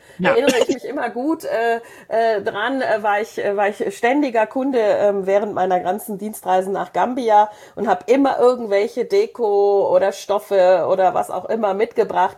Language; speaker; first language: German; native; German